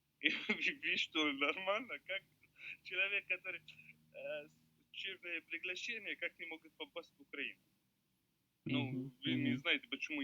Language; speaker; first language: Russian; non-native, learner; Arabic